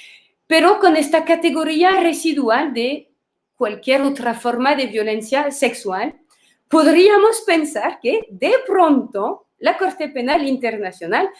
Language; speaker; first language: Spanish; non-native, fluent; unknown